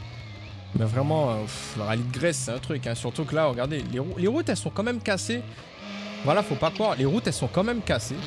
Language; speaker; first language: French; native; French